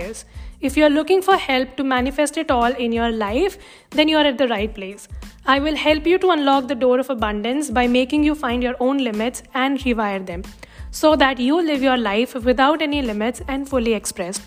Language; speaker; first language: English; non-native, local second language; Hindi